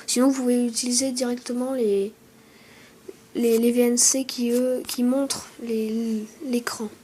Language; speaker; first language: French; native; French